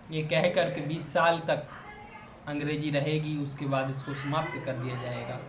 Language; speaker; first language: Hindi; native; Hindi